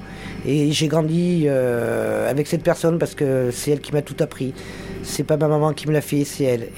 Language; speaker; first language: French; native; French